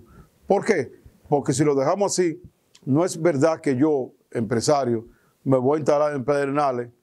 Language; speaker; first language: Spanish; native; Spanish